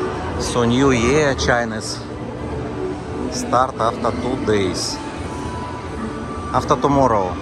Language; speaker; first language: English; non-native, learner; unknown